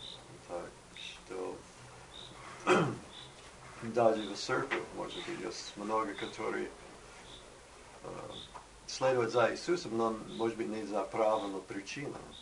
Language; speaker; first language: Russian; non-native, learner; English